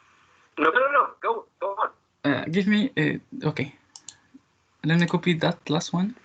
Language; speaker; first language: English; non-native, learner; Spanish